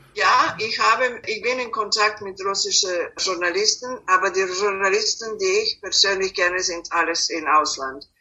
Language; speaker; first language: German; non-native, fluent; Serbian